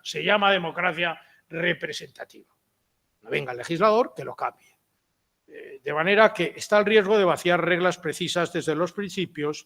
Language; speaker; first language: Spanish; native; Spanish